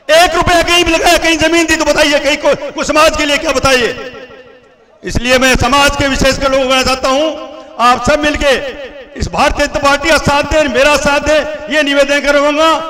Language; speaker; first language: Hindi; native; Hindi